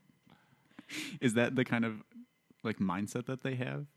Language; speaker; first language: English; native; English